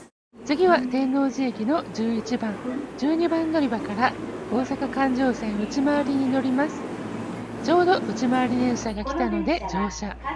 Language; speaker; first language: Japanese; native; Japanese